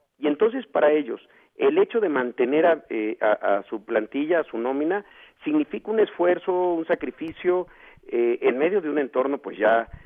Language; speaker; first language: Spanish; native; Spanish